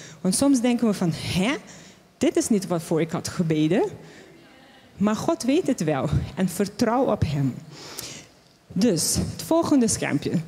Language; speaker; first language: Dutch; non-native, local second language; Papiamento